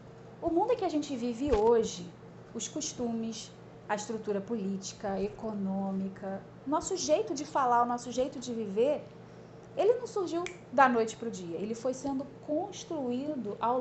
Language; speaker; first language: Portuguese; native; Portuguese